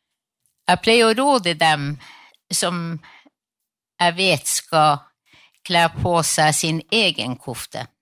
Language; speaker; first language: Norwegian; non-native, local second language; Northern Sami